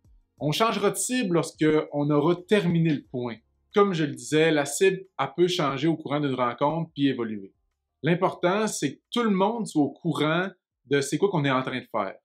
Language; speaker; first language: French; native; French